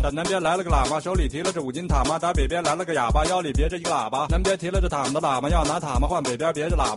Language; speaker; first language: Chinese; native; Chinese